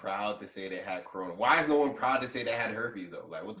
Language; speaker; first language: English; native; English